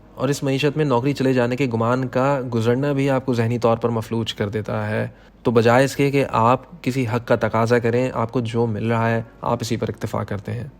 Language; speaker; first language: Urdu; native; Urdu